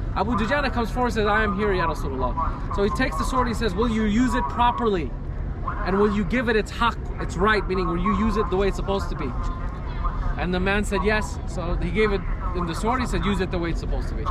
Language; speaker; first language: English; native; English